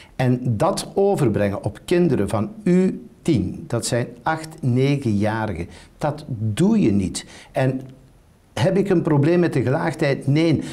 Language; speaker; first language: Dutch; native; Dutch